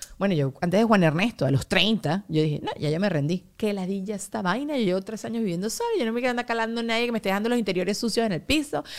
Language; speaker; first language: Spanish; native; Spanish